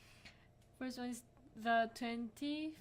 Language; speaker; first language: English; non-native, learner; Korean